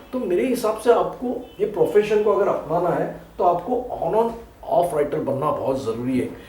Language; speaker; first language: Hindi; non-native, local second language; Gujarati